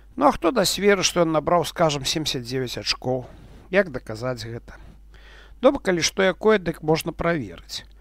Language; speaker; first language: Belarusian; non-native, local second language; Russian